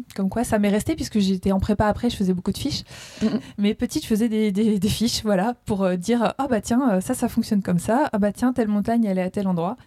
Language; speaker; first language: French; native; French